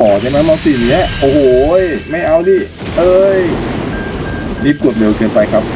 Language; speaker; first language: Thai; native; Thai